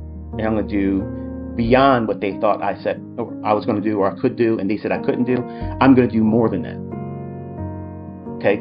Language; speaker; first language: English; native; English